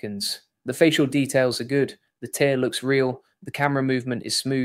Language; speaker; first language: English; native; English